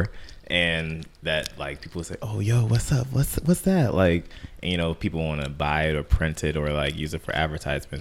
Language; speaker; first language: English; native; English